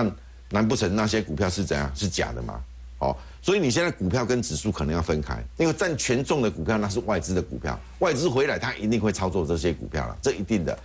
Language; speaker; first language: Chinese; native; Chinese